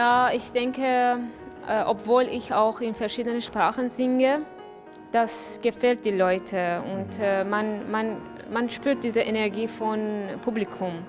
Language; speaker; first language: German; non-native, fluent; Persian